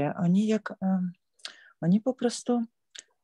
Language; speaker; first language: Polish; non-native, learner; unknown